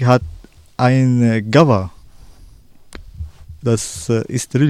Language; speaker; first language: German; non-native, learner; Arabic